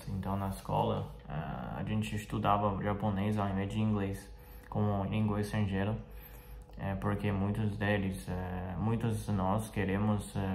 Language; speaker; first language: Portuguese; non-native, fluent; Chinese